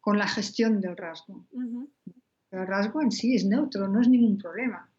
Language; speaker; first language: Spanish; non-native, fluent; Dutch